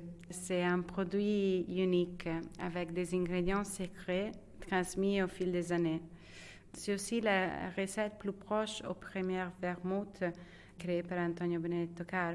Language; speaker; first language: French; non-native, fluent; Italian